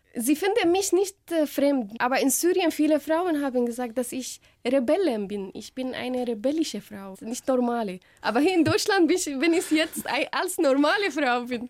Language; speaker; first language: German; non-native, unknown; Arabic